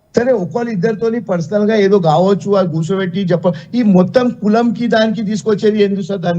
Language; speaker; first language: Telugu; non-native, local second language; Gujarati